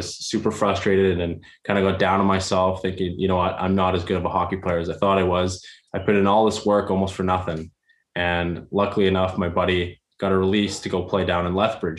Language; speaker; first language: English; native; English